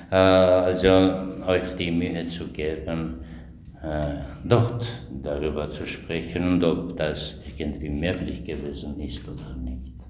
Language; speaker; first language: German; non-native, fluent; Armenian